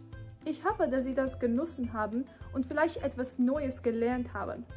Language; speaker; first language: German; non-native, fluent; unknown